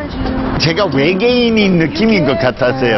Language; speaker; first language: Korean; non-native, fluent; English